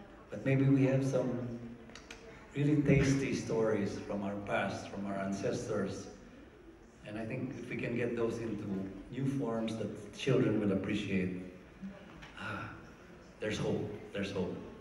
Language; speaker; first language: English; non-native, local second language; Filipino